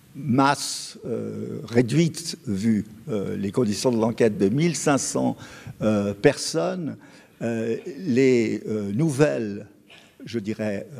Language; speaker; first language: French; native; French